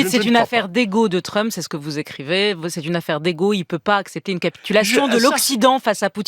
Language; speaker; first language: French; native; French